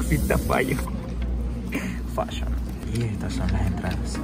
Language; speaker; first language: Spanish; native; Spanish